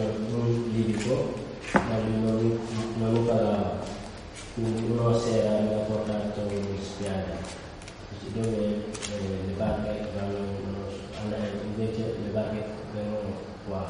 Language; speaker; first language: Italian; non-native, learner; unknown